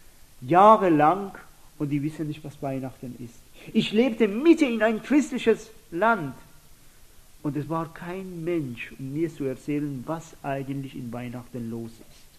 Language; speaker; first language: German; non-native, fluent; Persian